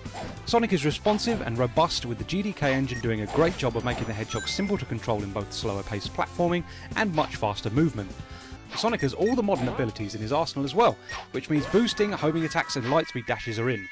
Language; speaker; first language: English; native; English